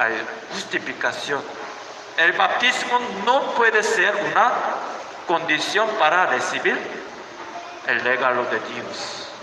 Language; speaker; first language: Spanish; non-native, learner; Korean